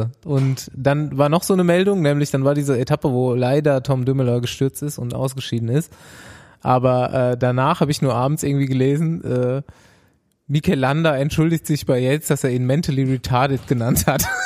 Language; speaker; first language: German; native; German